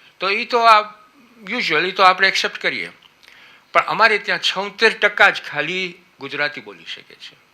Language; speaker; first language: Gujarati; early bilingual, heritage; Gujarati